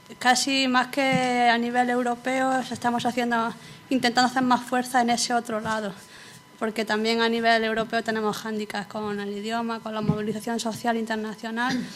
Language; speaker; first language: Spanish; native; Spanish